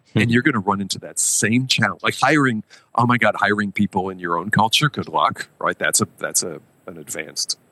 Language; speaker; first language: English; native; English